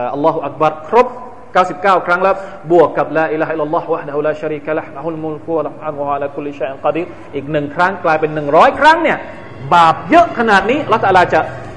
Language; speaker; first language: Thai; non-native, local second language; Malay